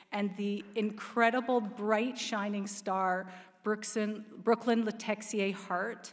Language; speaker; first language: English; native; English